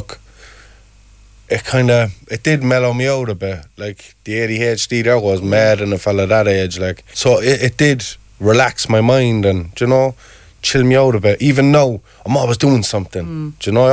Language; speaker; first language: English; native; English